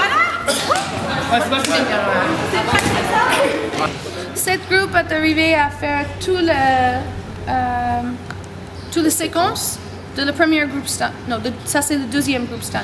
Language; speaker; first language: French; non-native, learner; English